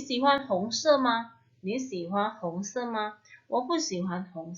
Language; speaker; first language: Chinese; non-native, fluent; Indonesian